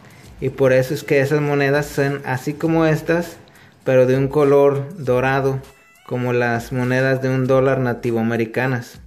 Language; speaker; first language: Spanish; native; Spanish